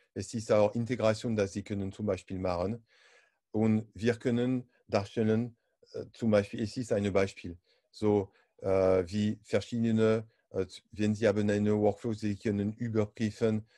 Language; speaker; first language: German; non-native, learner; French